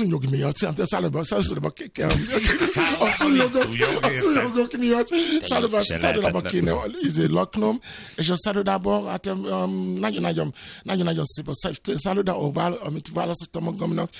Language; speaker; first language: Hungarian; non-native, fluent; Yoruba